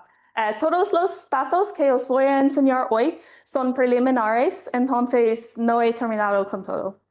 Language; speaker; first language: Spanish; non-native, fluent; English